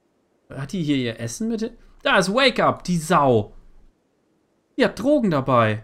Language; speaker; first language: German; native; German